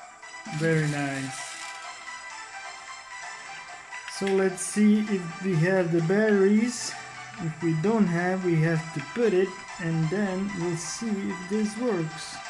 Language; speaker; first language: English; non-native, fluent; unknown